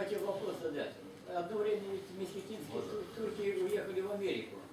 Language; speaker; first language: Russian; native; Russian